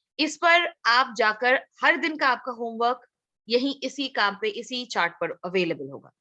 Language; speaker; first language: Hindi; non-native, local second language; Assamese